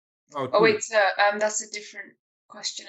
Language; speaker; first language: English; native; English